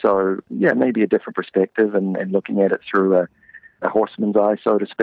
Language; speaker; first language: English; native; English